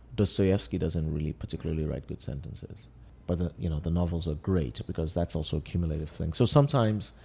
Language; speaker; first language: English; non-native, local second language; Yoruba